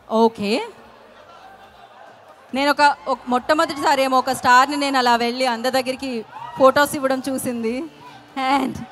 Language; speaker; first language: Telugu; native; Telugu